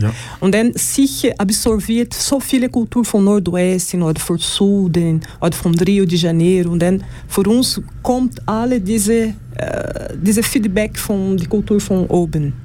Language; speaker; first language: German; non-native, learner; Portuguese